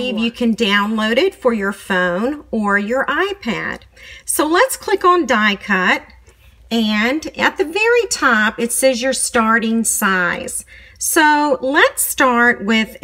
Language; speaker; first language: English; native; English